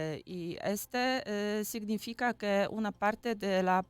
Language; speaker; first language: Spanish; non-native, fluent; Polish